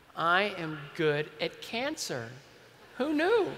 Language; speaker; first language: English; native; English